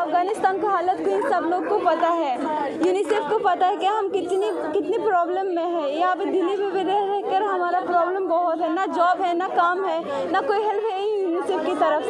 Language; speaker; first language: Hindi; non-native, fluent; Persian